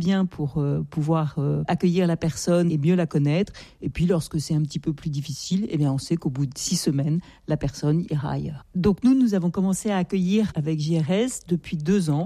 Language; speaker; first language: French; native; French